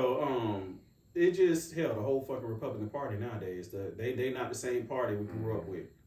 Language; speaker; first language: English; native; English